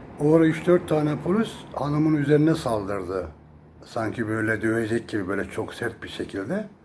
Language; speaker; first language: Turkish; native; Turkish